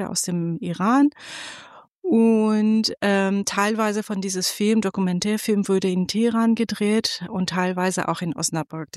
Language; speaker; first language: German; non-native, fluent; Persian